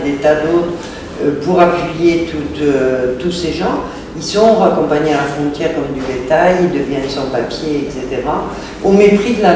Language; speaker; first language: French; native; French